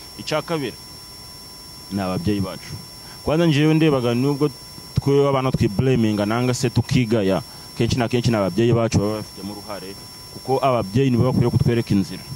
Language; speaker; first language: Kinyarwanda; early bilingual, heritage; Kinyarwanda